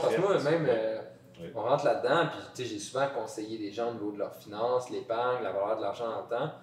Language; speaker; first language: French; native; French